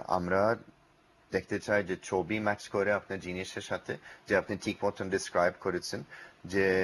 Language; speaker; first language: Bangla; non-native, learner; English